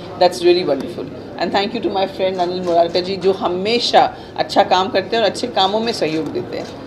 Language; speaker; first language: Hindi; native; Hindi